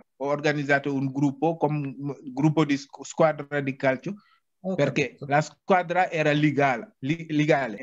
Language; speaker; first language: Italian; non-native, learner; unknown